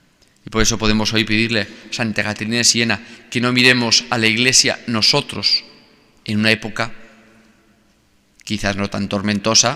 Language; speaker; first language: Spanish; native; Spanish